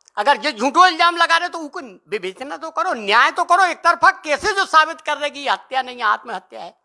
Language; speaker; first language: Hindi; native; Hindi